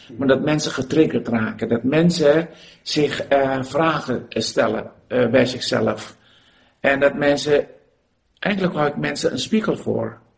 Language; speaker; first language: Dutch; native; Dutch